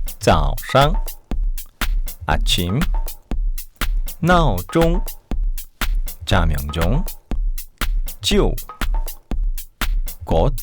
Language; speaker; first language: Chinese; non-native, fluent; Korean